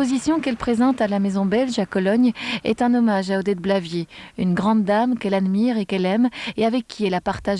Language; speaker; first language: French; native; French